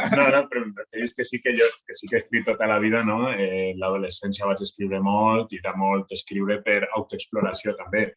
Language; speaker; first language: Catalan; non-native, local second language; Spanish